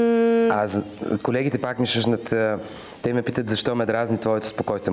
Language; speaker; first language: Bulgarian; native; Bulgarian